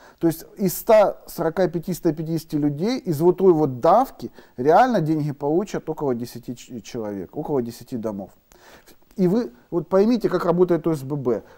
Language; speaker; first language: Russian; native; Russian